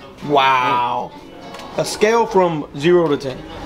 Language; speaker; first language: English; early bilingual, other home language; Spanish